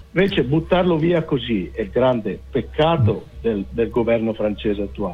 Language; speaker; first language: Italian; native; Italian